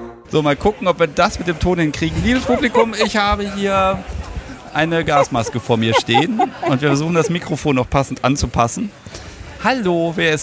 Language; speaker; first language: German; native; German